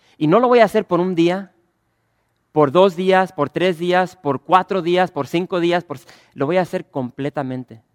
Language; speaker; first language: Spanish; early bilingual, other home language; English